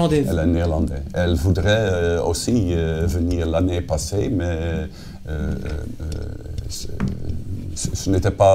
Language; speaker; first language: French; non-native, fluent; Dutch